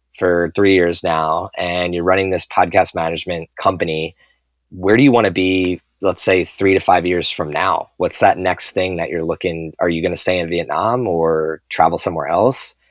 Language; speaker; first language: English; native; English